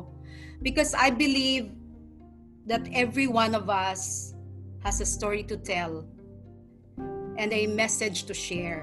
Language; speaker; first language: English; non-native, local second language; Tausug